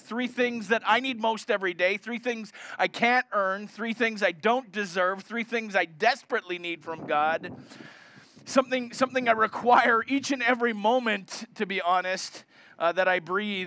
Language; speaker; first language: English; native; English